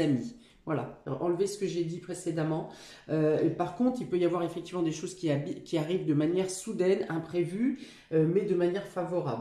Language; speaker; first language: French; native; French